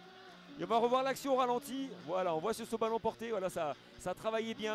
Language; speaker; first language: French; native; French